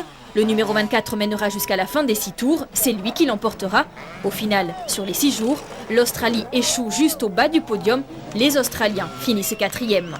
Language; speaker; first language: French; native; French